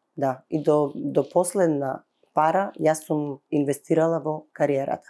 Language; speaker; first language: Macedonian; native; Macedonian